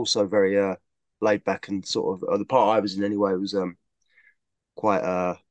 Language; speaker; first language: English; native; English